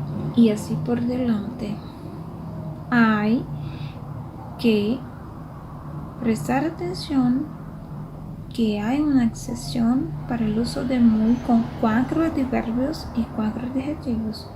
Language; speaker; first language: Spanish; non-native, fluent; Portuguese